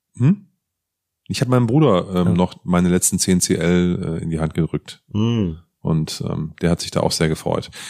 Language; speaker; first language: German; native; German